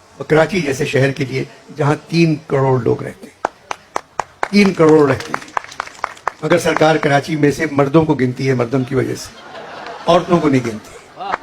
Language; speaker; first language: Urdu; native; Urdu